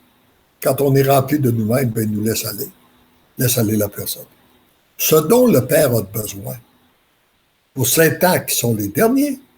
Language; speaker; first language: French; native; French